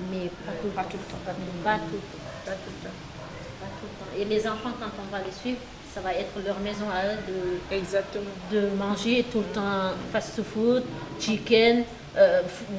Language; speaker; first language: French; native; French